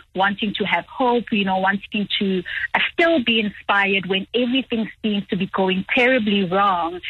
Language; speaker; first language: English; non-native, local second language; Zulu